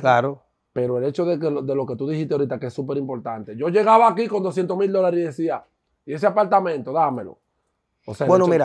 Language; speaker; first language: Spanish; native; Spanish